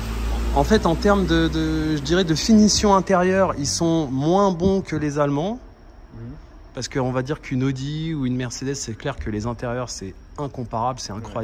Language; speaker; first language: French; native; French